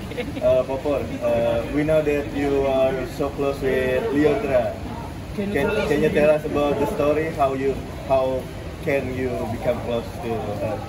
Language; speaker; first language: English; non-native, learner; Indonesian